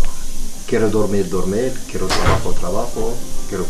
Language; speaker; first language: Spanish; non-native, learner; Arabic